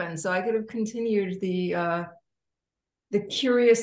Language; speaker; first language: English; native; English